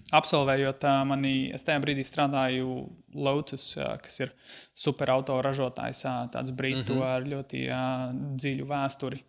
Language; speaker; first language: Latvian; native; Latvian